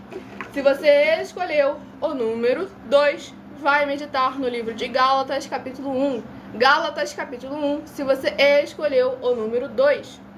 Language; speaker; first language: Portuguese; native; Portuguese